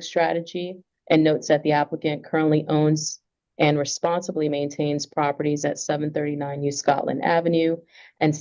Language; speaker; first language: English; native; English